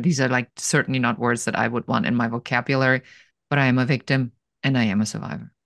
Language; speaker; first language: English; non-native, fluent; German